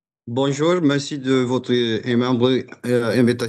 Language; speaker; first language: French; non-native, fluent; Romanian